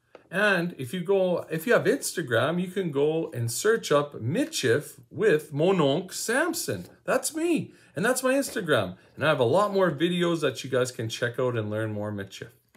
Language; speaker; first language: English; native; English